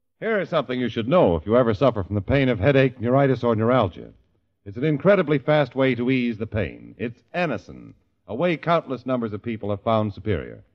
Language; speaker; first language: English; native; English